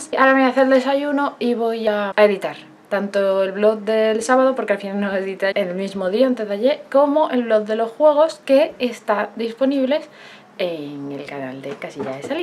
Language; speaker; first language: Spanish; native; Spanish